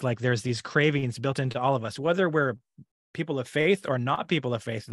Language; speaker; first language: English; native; English